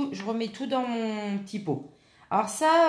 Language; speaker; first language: French; native; French